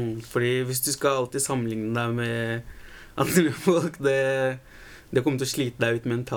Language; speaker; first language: Norwegian; early bilingual, other home language; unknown